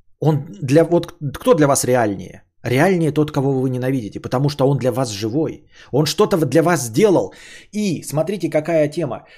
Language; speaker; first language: Russian; native; Russian